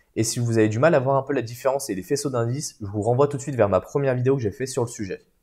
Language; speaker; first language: French; native; French